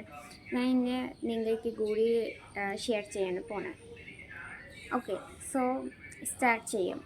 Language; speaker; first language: Malayalam; non-native, local second language; Bangla